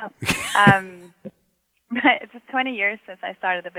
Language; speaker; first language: English; non-native, fluent; Swedish